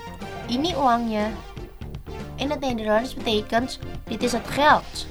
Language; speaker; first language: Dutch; non-native, fluent; Indonesian